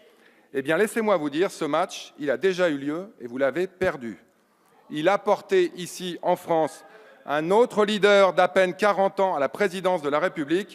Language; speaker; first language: French; native; French